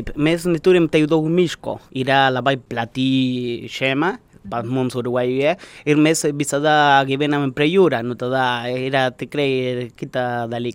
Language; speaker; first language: Lithuanian; non-native, learner; Spanish